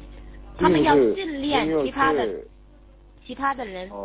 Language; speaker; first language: Chinese; native; Chinese